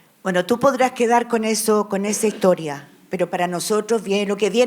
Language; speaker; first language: Spanish; native; Spanish